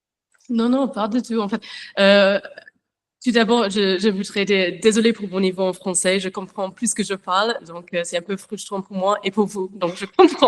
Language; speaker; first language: French; non-native, learner; English